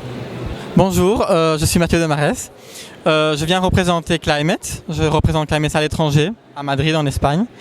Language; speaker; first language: French; non-native, fluent; Spanish